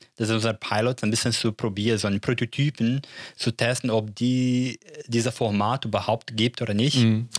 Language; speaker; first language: German; non-native, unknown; Portuguese